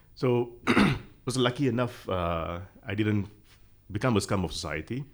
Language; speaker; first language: English; non-native, local second language; Tamil